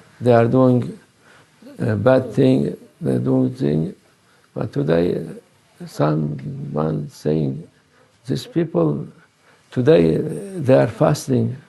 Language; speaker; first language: English; non-native, learner; Turkish